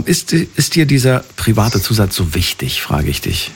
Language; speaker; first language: German; native; German